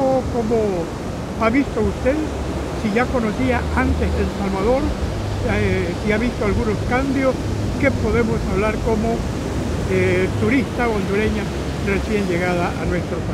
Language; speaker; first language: Spanish; native; Spanish